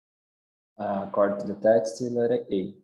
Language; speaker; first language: English; non-native, learner; Portuguese